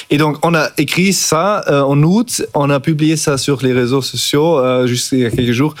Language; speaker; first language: French; non-native, fluent; German